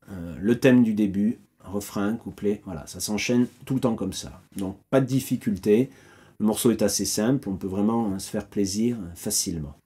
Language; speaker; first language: French; native; French